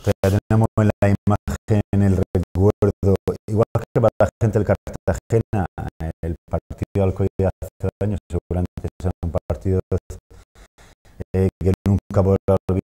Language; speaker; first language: Spanish; native; Spanish